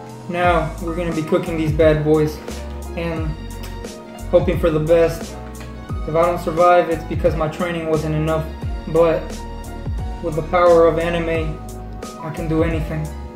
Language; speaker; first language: English; early bilingual, other home language; Spanish